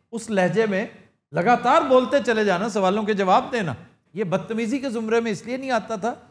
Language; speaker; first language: Urdu; non-native, local second language; Punjabi